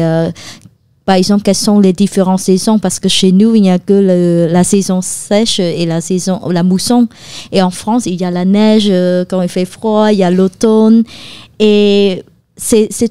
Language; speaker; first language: French; non-native, fluent; Khmer